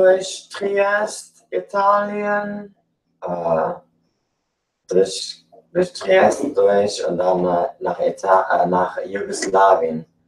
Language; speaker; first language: German; early bilingual, other home language; English